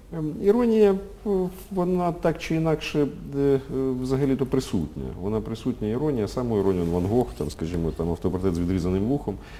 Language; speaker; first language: Ukrainian; native; Ukrainian